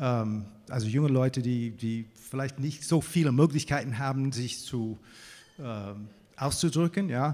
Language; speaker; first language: German; non-native, fluent; English